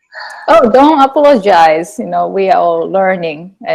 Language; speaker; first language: English; non-native, fluent; Japanese